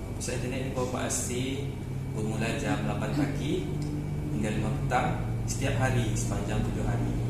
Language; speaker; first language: Malay; native; Malay